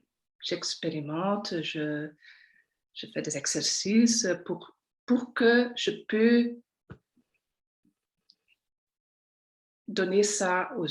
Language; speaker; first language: French; non-native, local second language; Dutch